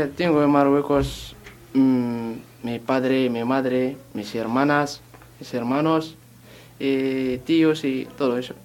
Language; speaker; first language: Spanish; non-native, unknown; Berber languages